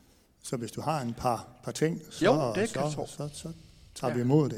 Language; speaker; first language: Danish; native; Danish